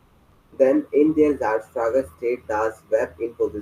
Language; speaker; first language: German; non-native, fluent; Hindi